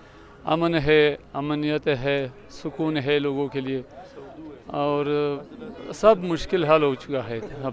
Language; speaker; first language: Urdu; non-native, learner; Pashto